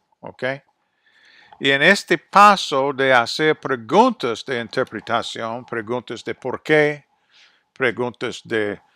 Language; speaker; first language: Spanish; non-native, fluent; English